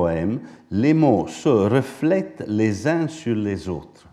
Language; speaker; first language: French; non-native, fluent; Italian